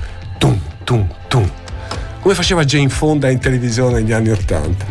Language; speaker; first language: Italian; native; Italian